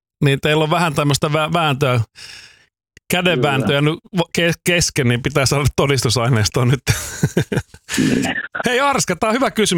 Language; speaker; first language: Finnish; native; Finnish